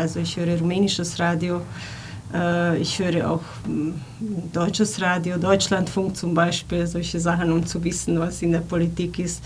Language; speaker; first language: German; non-native, fluent; Hungarian